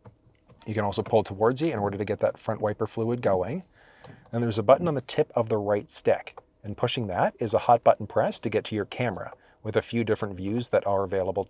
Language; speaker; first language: English; native; English